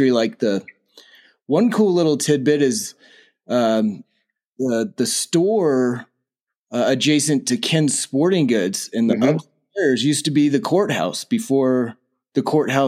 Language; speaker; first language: English; native; English